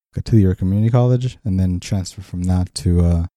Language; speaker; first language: English; early bilingual, other home language; Hebrew